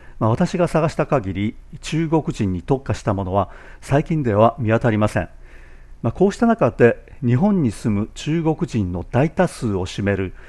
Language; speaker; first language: Japanese; native; Japanese